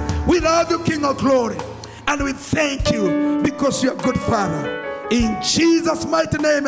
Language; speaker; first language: English; non-native, local second language; Swahili